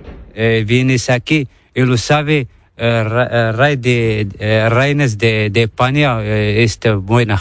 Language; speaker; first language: Spanish; non-native, learner; Arabic